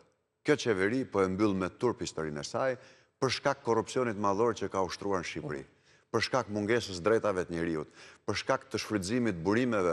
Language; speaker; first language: Albanian; native; Albanian